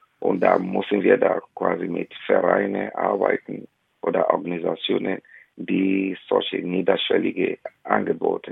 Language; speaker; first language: German; non-native, fluent; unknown